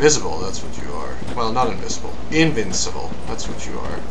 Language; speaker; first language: English; native; English